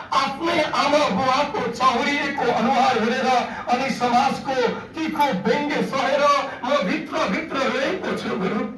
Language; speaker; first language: Nepali; native; Nepali